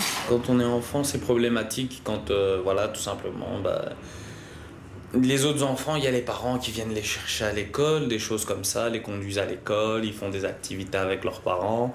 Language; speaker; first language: French; early bilingual, other home language; Lingala